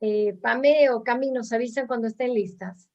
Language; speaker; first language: Spanish; native; Spanish